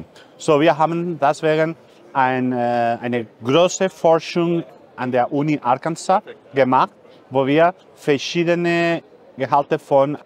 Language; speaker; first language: German; non-native, fluent; Spanish